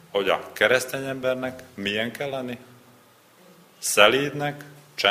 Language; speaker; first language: Hungarian; non-native, learner; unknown